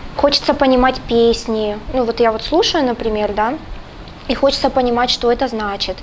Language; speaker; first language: Russian; native; Russian